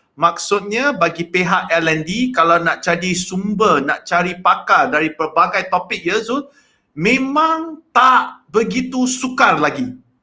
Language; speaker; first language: Malay; non-native, local second language; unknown